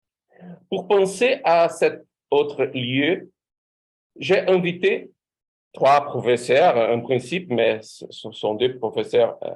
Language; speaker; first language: French; non-native, fluent; Portuguese